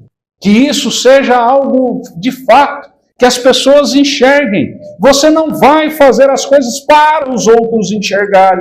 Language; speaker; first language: Portuguese; native; Portuguese